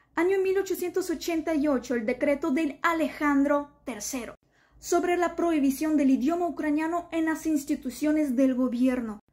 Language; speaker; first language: Spanish; non-native, fluent; Ukrainian